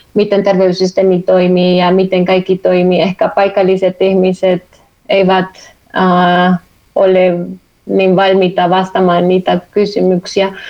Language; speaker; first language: Finnish; non-native, fluent; Spanish